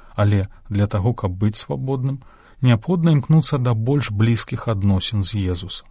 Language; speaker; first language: Belarusian; native; Belarusian